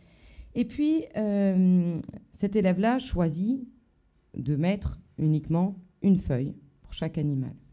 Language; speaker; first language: French; native; French